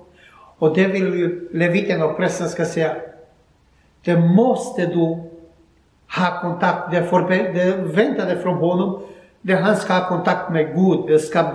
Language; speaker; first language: Swedish; non-native, learner; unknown